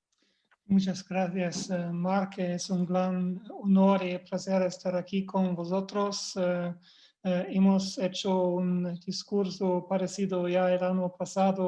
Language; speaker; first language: Spanish; non-native, fluent; German